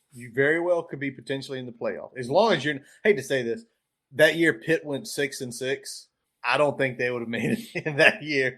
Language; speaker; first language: English; native; English